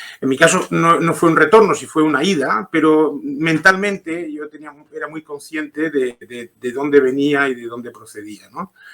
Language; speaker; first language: Spanish; early bilingual, heritage; Spanish